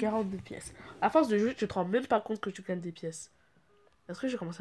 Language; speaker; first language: French; native; French